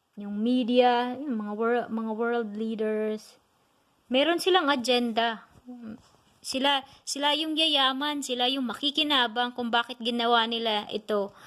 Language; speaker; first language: Filipino; non-native, local second language; Cebuano